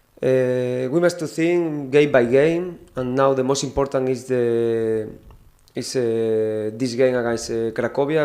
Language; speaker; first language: English; non-native, learner; Spanish